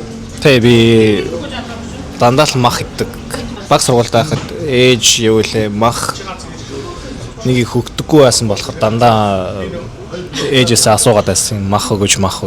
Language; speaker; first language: Mongolian; non-native, fluent; Korean